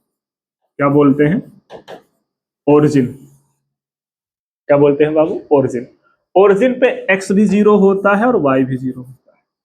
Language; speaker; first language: Hindi; native; Hindi